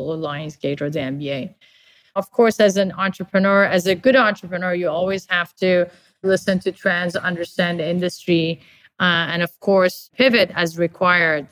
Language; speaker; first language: English; non-native, fluent; Persian